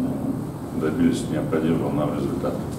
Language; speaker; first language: Russian; native; Russian